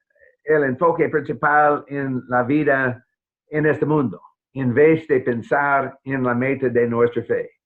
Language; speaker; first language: Spanish; non-native, fluent; English